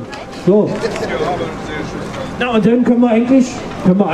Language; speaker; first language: German; native; German